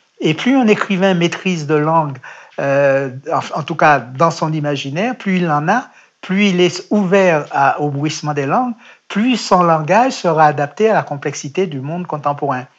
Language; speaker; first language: French; native; French